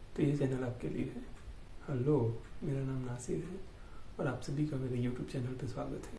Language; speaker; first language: Hindi; native; Hindi